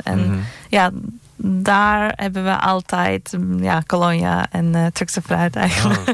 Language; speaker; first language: Dutch; non-native, fluent; Turkish